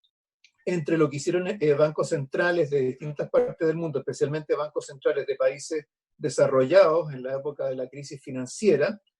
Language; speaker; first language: Spanish; native; Spanish